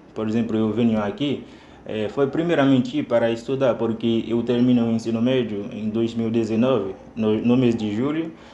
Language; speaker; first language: Portuguese; non-native, fluent; Haitian Creole